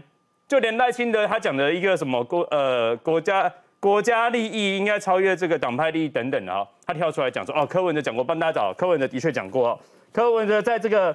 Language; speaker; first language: Chinese; native; Chinese